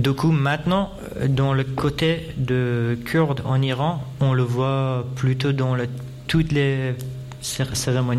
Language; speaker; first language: French; non-native, fluent; Persian